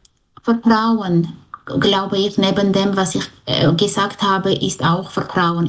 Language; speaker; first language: German; non-native, fluent; Armenian